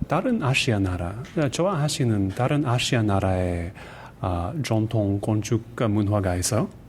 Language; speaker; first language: Korean; non-native, learner; English